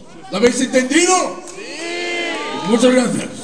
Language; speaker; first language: Spanish; non-native, fluent; Italian